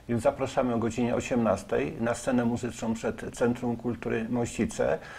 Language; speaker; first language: Polish; native; Polish